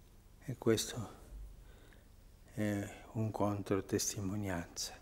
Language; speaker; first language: Italian; non-native, fluent; Spanish